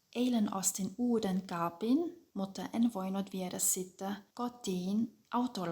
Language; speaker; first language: Finnish; non-native, fluent; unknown